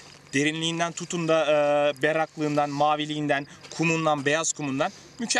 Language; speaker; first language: Turkish; native; Turkish